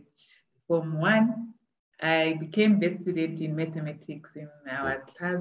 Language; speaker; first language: English; non-native, local second language; Tswana